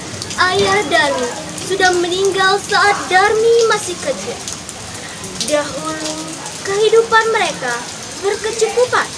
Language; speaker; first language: Indonesian; non-native, local second language; Balinese